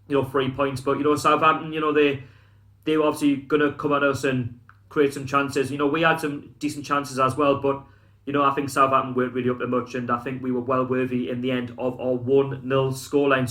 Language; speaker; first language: English; native; English